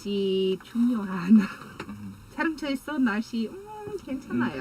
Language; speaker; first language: Korean; non-native, learner; English